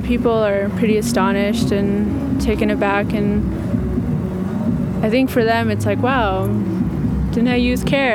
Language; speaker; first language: English; native; English